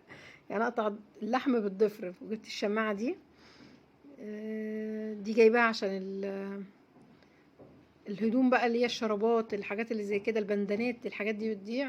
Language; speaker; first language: Arabic; native; Arabic